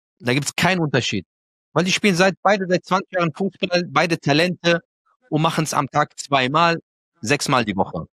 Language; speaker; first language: German; early bilingual, other home language; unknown